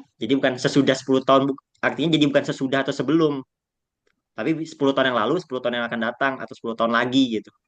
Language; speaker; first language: Indonesian; native; Indonesian